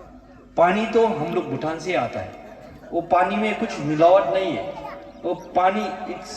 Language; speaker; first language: Hindi; non-native, fluent; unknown